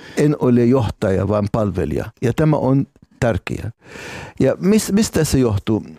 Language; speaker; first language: Finnish; non-native, fluent; Arabic